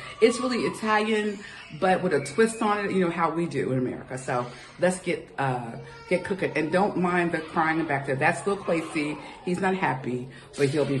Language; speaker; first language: English; native; English